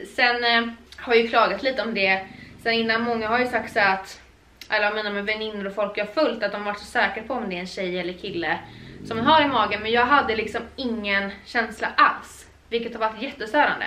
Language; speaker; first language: Swedish; native; Swedish